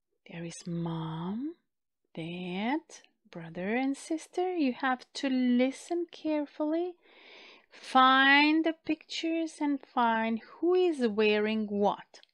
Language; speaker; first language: English; non-native, fluent; Macedonian